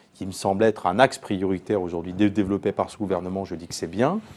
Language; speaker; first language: French; native; French